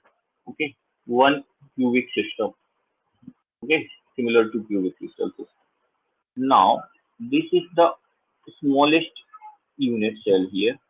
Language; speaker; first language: English; non-native, local second language; Hindi